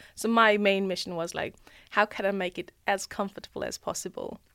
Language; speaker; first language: English; non-native, local second language; Nepali